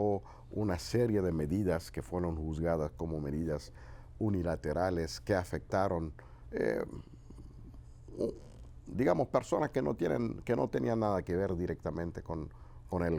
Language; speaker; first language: Spanish; non-native, fluent; Haitian Creole